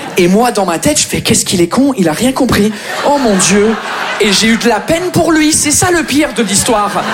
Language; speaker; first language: French; non-native, fluent; English